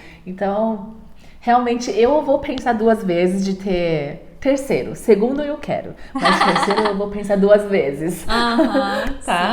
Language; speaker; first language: Portuguese; non-native, learner; Chinese